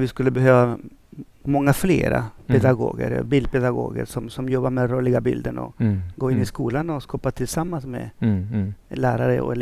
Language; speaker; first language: Swedish; non-native, fluent; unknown